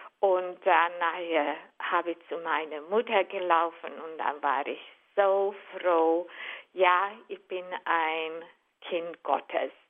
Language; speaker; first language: German; non-native, fluent; Hungarian